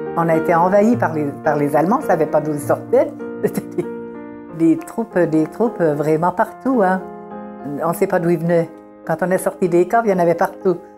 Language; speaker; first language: French; early bilingual, other home language; Italian